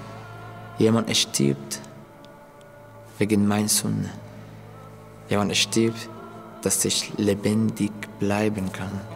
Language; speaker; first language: German; non-native, learner; Persian